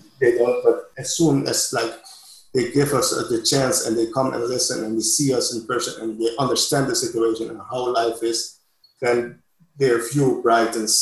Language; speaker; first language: English; non-native, fluent; Papiamento